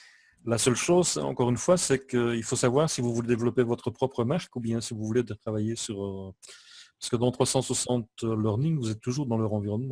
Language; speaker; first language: French; native; French